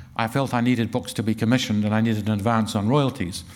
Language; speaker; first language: English; native; English